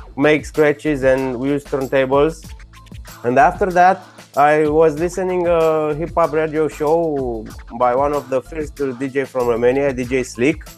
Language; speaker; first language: English; non-native, learner; Romanian